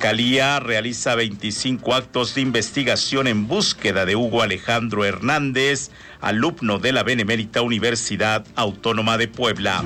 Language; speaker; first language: Spanish; native; Spanish